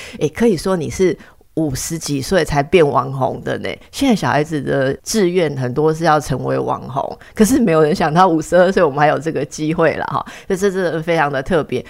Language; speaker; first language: Chinese; native; Chinese